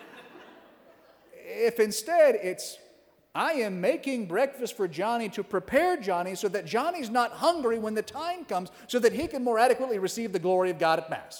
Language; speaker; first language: English; native; English